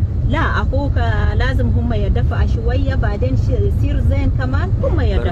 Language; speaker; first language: Arabic; non-native, learner; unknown